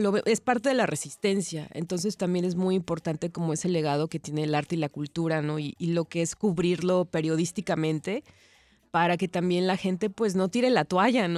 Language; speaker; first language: Spanish; native; Spanish